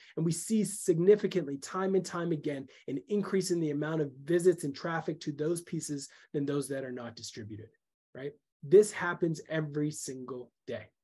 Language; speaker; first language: English; native; English